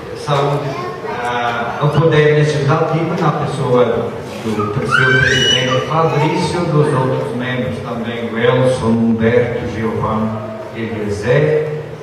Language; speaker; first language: Portuguese; non-native, fluent; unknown